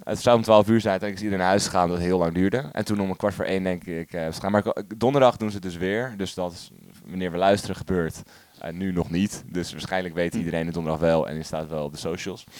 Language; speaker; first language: Dutch; native; Dutch